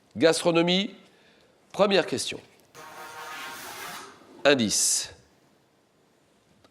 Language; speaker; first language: French; native; French